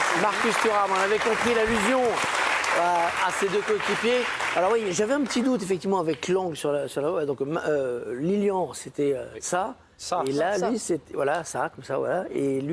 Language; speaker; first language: French; native; French